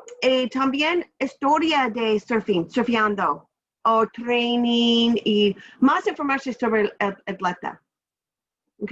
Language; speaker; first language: Spanish; non-native, learner; English